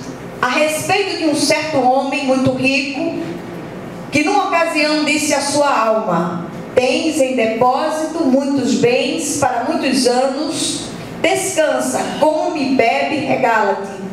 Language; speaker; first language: Portuguese; native; Portuguese